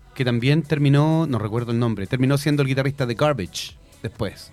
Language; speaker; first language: Spanish; native; Spanish